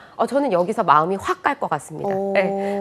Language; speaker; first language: Korean; native; Korean